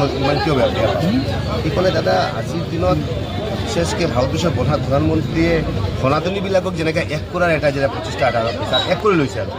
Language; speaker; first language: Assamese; non-native, local second language; Bangla